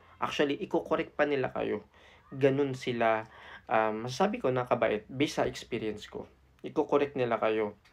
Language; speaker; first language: Filipino; native; Filipino